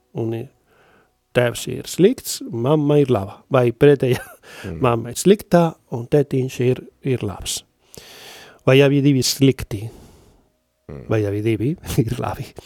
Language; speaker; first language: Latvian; non-native, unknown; Spanish